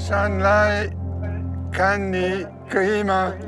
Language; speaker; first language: Chinese; non-native, learner; French